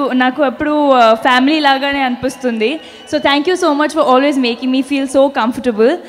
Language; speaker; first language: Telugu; non-native, fluent; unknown